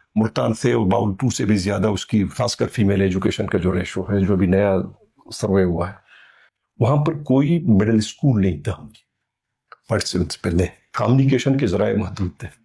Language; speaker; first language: Urdu; non-native, local second language; Baluchi